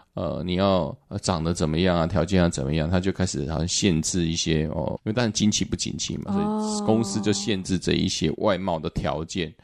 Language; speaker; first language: Chinese; native; Chinese